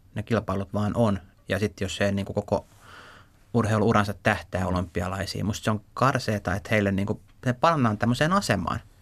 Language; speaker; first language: Finnish; native; Finnish